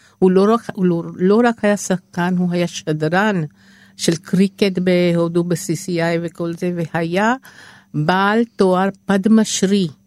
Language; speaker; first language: Hebrew; non-native, fluent; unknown